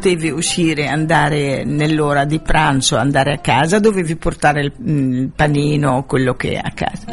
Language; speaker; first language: Italian; non-native, fluent; Arabic